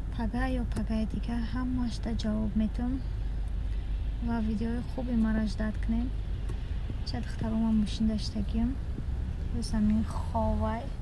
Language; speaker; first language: Tajik; native; Tajik